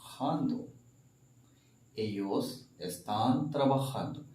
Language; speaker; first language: Spanish; non-native, fluent; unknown